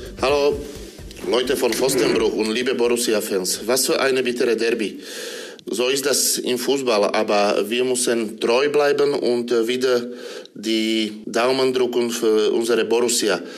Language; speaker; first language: German; non-native, fluent; Slovak